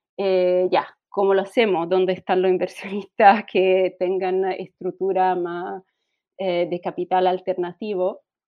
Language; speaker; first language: Spanish; non-native, fluent; Italian